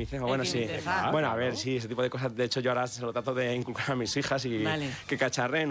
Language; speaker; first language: Spanish; native; Spanish